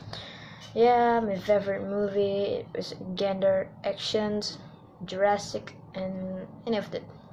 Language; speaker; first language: English; non-native, learner; Indonesian